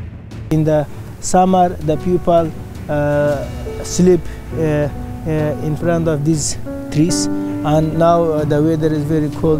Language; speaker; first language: English; non-native, learner; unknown